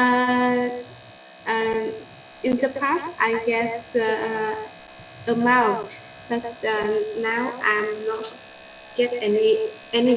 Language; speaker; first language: English; non-native, learner; Vietnamese